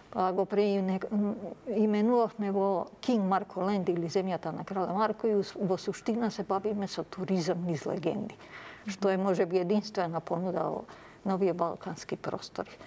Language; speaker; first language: Macedonian; early bilingual, other home language; Serbian